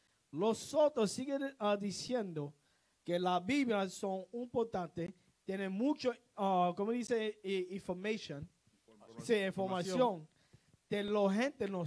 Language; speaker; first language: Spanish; non-native, learner; English